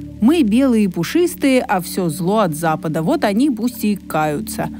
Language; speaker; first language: Russian; native; Russian